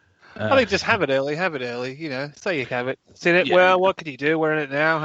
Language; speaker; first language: English; native; English